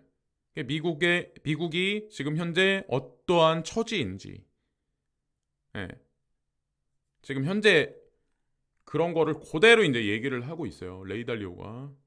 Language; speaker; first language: Korean; native; Korean